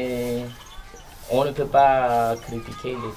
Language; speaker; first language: French; non-native, local second language; Malagasy